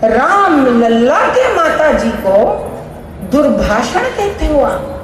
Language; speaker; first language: Hindi; non-native, local second language; Telugu